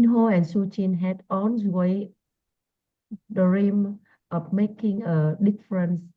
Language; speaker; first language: English; non-native, learner; Vietnamese